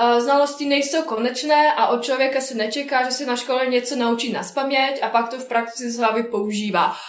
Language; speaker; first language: Czech; non-native, fluent; Bosnian